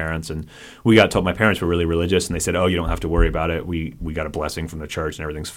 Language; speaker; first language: English; native; English